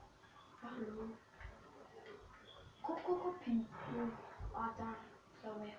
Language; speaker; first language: French; native; French